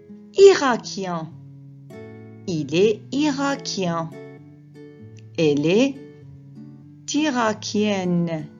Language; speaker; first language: French; non-native, fluent; Arabic